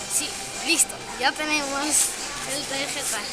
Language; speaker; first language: Spanish; early bilingual, other home language; Dutch